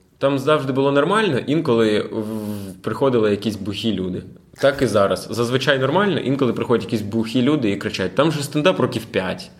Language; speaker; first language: Ukrainian; non-native, local second language; Russian